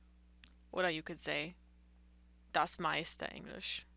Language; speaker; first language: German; non-native, fluent; English